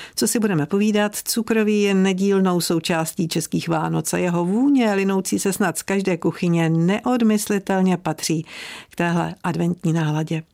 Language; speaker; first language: Czech; native; Czech